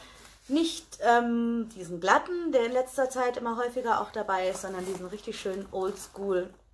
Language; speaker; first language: German; native; German